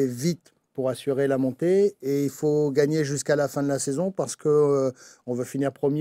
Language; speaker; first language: French; native; French